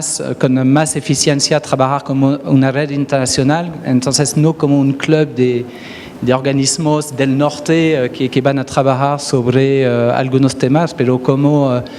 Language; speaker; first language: Spanish; non-native, fluent; French